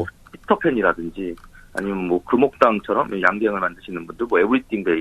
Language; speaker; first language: Korean; native; Korean